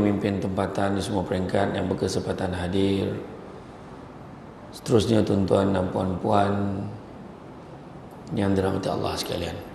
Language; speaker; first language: Malay; native; Malay